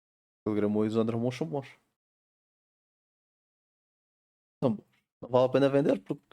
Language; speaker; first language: Portuguese; native; Portuguese